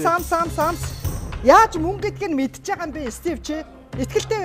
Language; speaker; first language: Mongolian; native; Mongolian